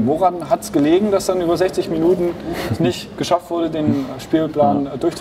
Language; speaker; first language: German; native; German